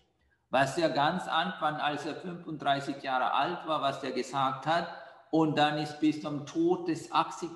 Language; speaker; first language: German; non-native, fluent; Sinhala